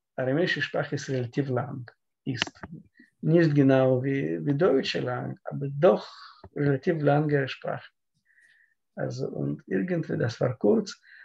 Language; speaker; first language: German; non-native, learner; Russian